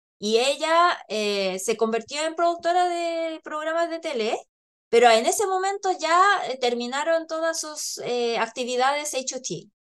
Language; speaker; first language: Spanish; non-native, fluent; Korean